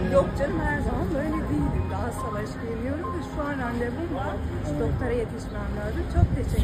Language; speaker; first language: Turkish; non-native, fluent; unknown